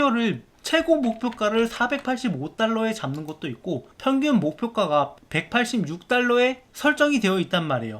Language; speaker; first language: Korean; native; Korean